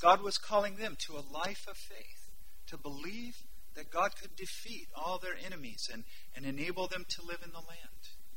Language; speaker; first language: English; native; English